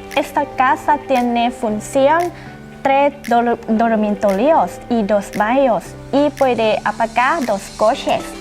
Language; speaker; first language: Spanish; non-native, learner; Thai